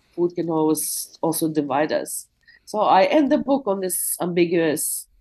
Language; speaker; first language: English; non-native, fluent; Russian